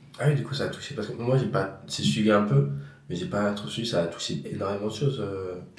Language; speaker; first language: French; native; French